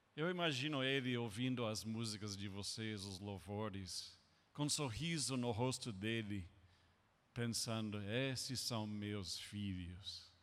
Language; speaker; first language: Portuguese; non-native, fluent; English